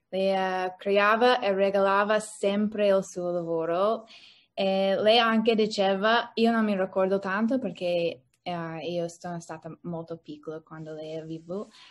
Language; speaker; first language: Italian; non-native, learner; English